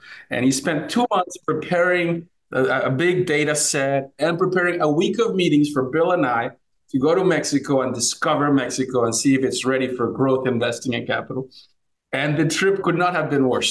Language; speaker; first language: English; non-native, fluent; Spanish